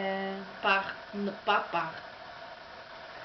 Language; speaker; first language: French; non-native, learner; Czech